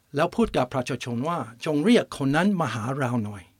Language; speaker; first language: Thai; non-native, fluent; English